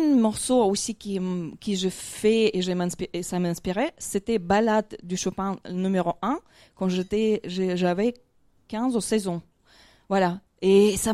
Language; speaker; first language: French; non-native, fluent; Ukrainian